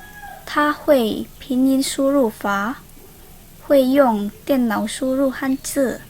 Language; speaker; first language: Chinese; non-native, learner; Indonesian